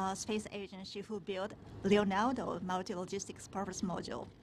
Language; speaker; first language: English; non-native, fluent; Japanese